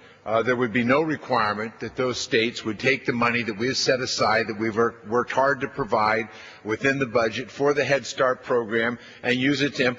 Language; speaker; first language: English; native; English